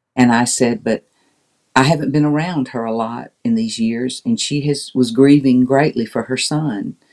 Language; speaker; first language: English; native; English